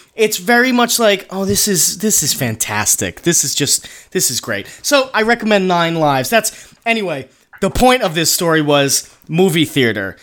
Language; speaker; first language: English; native; English